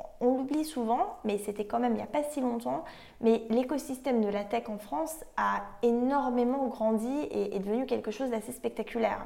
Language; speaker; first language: French; native; French